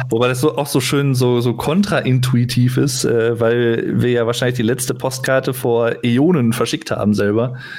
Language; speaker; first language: German; native; German